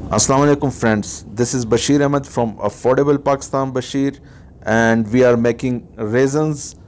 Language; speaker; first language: English; non-native, local second language; Urdu